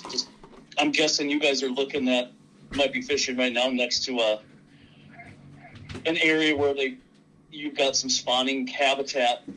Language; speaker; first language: English; native; English